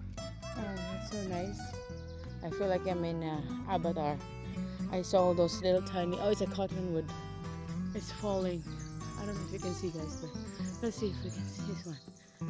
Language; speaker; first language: English; non-native, local second language; Filipino